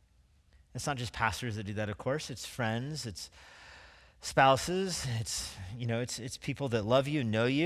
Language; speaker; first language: English; native; English